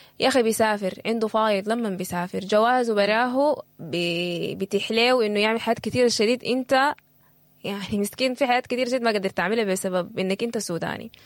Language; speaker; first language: Arabic; native; Arabic